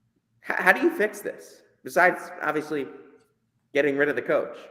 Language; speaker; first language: English; native; English